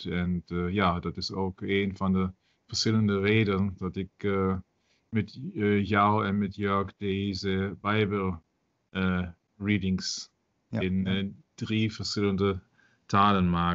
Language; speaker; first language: Dutch; non-native, learner; German